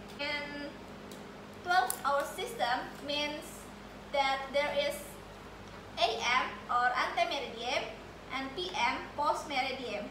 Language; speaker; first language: English; non-native, learner; Indonesian